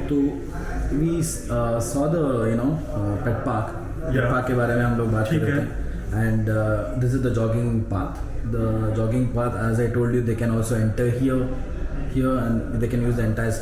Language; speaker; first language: English; non-native, local second language; Hindi